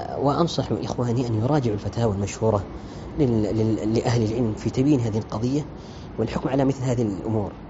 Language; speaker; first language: Arabic; non-native, fluent; Malay